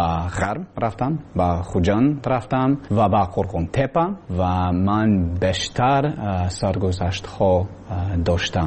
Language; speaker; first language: Persian; non-native, learner; English